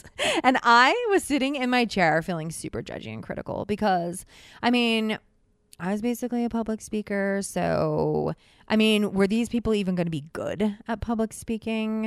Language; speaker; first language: English; native; English